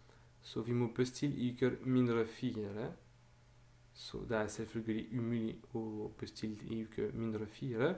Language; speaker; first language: Norwegian; non-native, learner; Dutch